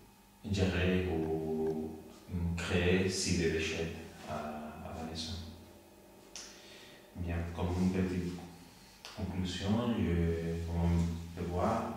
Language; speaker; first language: French; non-native, learner; Spanish